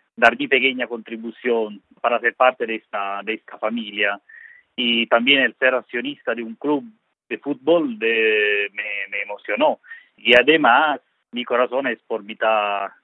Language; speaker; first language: Spanish; non-native, fluent; Italian